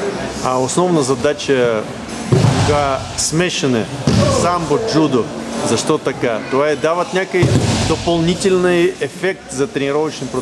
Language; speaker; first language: Bulgarian; non-native, learner; Russian